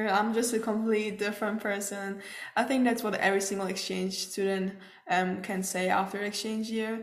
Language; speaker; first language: English; non-native, fluent; German